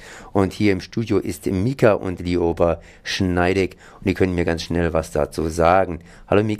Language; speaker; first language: German; native; German